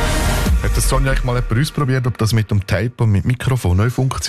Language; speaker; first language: German; native; German